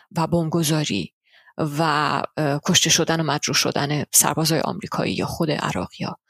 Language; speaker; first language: Persian; early bilingual, heritage; Persian